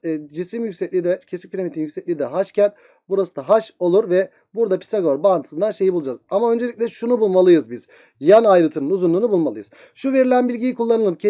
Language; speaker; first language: Turkish; native; Turkish